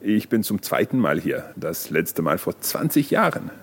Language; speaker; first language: German; non-native, learner; English